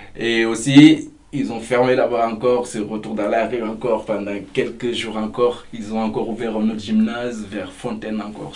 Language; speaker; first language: French; non-native, local second language; Fula